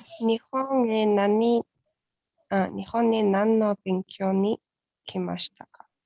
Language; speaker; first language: Japanese; non-native, learner; Mongolian